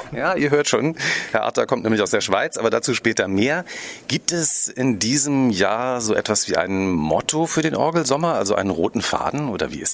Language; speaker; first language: German; native; German